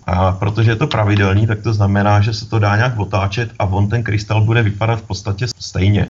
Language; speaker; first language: Czech; native; Czech